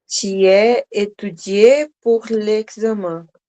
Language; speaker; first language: French; non-native, learner; Portuguese